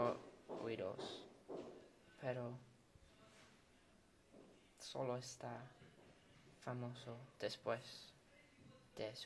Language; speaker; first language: Spanish; non-native, learner; English